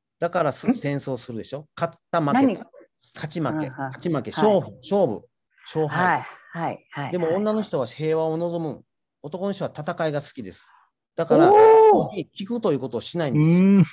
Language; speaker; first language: Japanese; native; Japanese